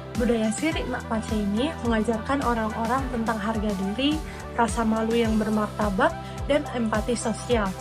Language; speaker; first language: Indonesian; native; Indonesian